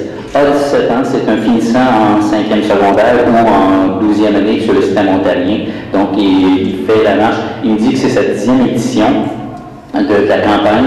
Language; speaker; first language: French; native; French